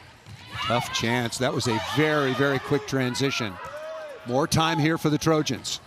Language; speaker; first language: English; native; English